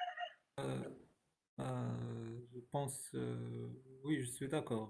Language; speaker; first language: French; non-native, local second language; Arabic